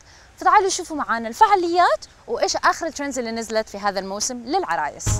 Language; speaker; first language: Arabic; native; Arabic